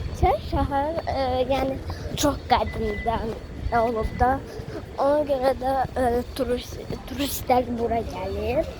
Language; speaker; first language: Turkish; non-native, learner; Azerbaijani